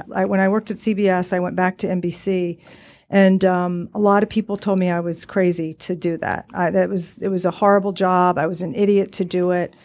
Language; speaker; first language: English; native; English